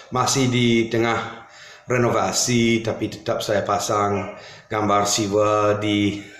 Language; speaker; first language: Indonesian; non-native, fluent; English